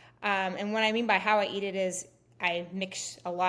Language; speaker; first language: English; native; English